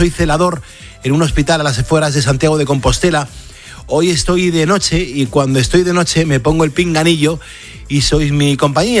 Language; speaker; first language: Spanish; native; Spanish